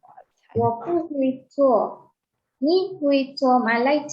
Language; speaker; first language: Chinese; non-native, learner; Malay